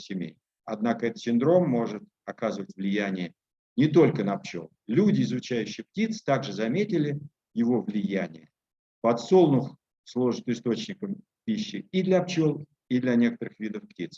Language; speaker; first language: Russian; native; Russian